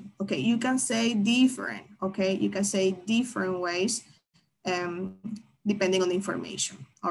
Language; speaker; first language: English; non-native, fluent; Spanish